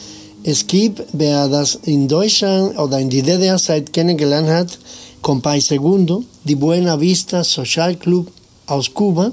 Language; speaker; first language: German; non-native, learner; Spanish